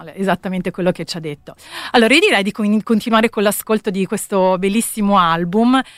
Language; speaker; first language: Italian; native; Italian